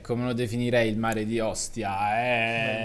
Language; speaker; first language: Italian; native; Italian